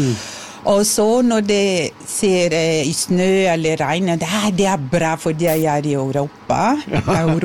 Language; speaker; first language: Norwegian; non-native, learner; Portuguese